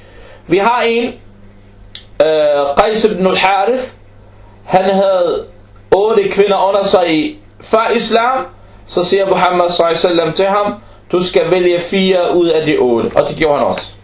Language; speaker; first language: Danish; non-native, fluent; Arabic